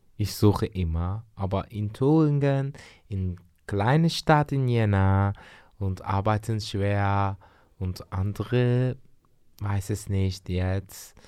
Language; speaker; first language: German; non-native, learner; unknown